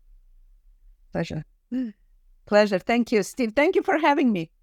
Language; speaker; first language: English; non-native, fluent; Russian